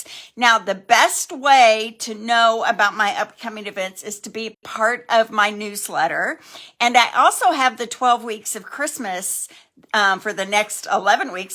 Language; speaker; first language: English; native; English